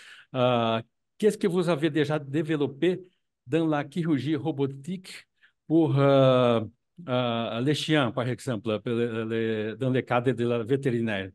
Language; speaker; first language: French; non-native, learner; Portuguese